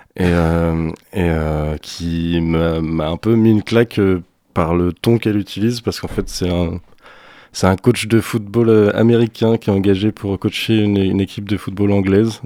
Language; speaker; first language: French; native; French